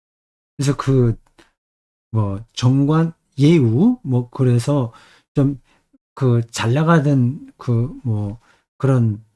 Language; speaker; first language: Korean; native; Korean